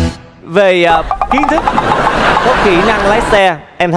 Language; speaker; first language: Vietnamese; native; Vietnamese